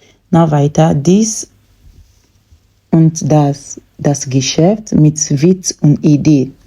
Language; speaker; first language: German; non-native, fluent; English